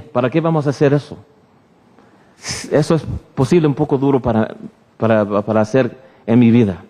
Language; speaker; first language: Spanish; early bilingual, heritage; Spanish